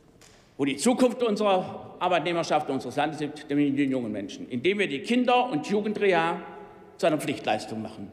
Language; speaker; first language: German; native; German